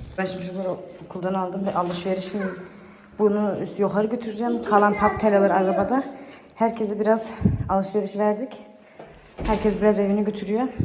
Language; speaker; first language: Turkish; early bilingual, heritage; Turkish